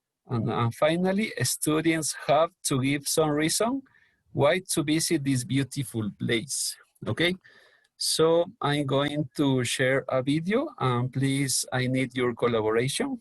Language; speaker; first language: English; non-native, learner; Spanish